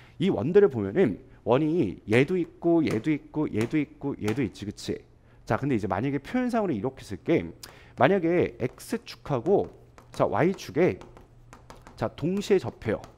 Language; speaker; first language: Korean; native; Korean